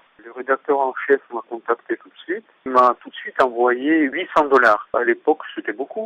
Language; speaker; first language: French; non-native, fluent; Russian